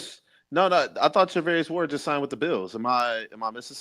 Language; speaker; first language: English; native; English